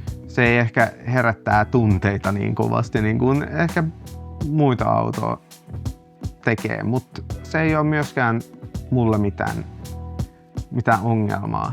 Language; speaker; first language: Finnish; non-native, local second language; Swedish